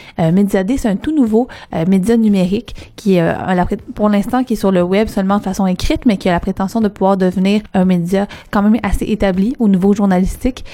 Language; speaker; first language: French; native; French